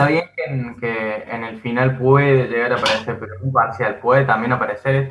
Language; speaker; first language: Spanish; native; Spanish